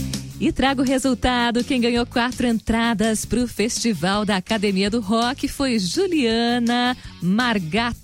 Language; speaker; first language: Portuguese; native; Portuguese